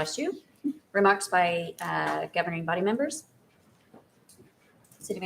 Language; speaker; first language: English; native; English